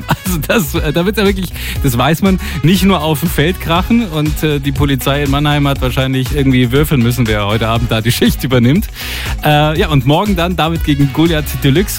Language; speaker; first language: German; native; German